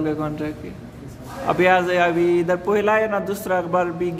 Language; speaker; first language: Hindi; non-native, learner; Bangla